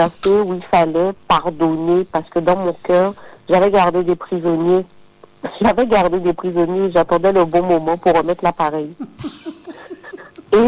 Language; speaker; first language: French; native; French